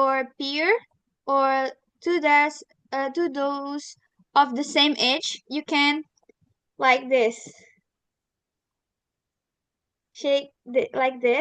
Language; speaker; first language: English; non-native, learner; Indonesian